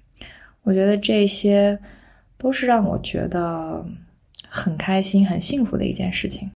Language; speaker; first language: Chinese; native; Chinese